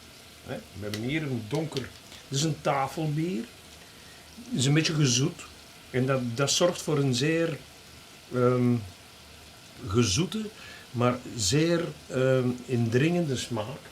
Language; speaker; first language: Dutch; native; Dutch